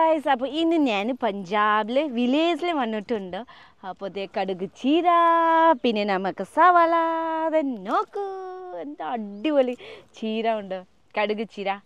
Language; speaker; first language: Malayalam; non-native, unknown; Nepali